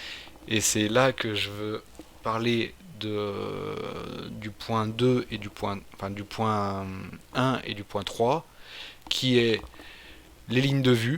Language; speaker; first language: French; native; French